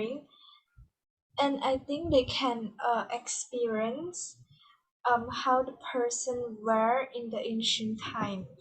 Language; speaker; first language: English; non-native, learner; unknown